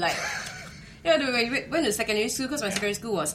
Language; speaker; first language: English; early bilingual, other home language; Chinese